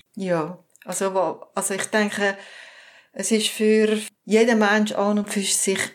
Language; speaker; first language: German; native; German